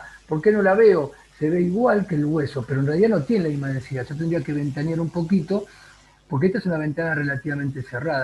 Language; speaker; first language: Spanish; native; Spanish